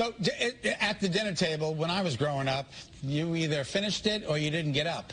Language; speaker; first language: English; native; English